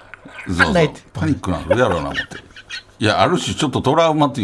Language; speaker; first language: Japanese; native; Japanese